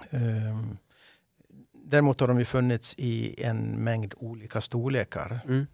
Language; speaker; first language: Swedish; native; Swedish